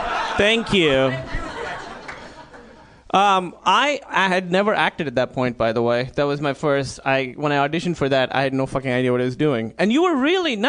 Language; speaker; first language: English; non-native, local second language; Urdu